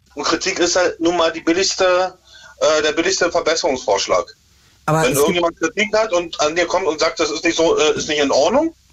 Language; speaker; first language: German; native; German